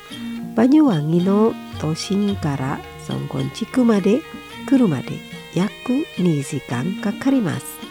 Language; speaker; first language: Japanese; non-native, fluent; Indonesian